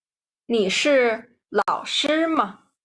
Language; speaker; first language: Chinese; non-native, fluent; Nepali